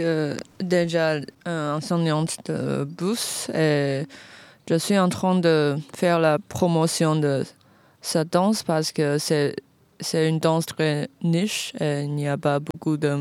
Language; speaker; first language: French; non-native, fluent; Chinese